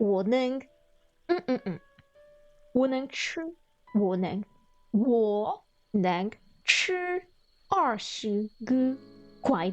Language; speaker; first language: Chinese; non-native, learner; French